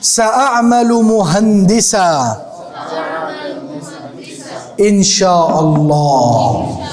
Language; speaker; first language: Arabic; non-native, fluent; Urdu